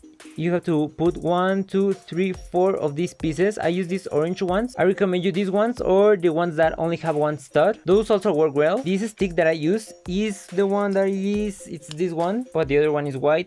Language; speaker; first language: English; non-native, local second language; Spanish